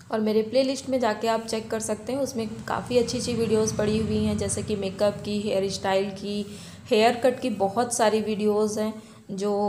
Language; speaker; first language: Hindi; native; Hindi